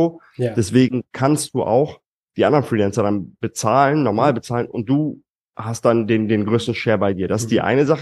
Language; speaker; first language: German; native; German